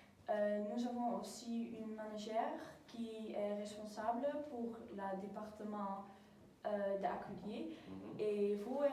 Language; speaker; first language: French; non-native, learner; Dutch